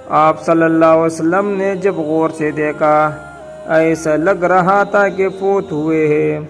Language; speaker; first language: Urdu; non-native, local second language; Pashto